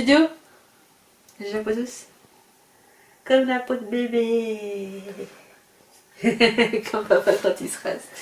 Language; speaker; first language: French; native; French